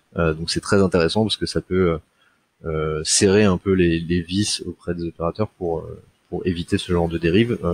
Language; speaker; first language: French; native; French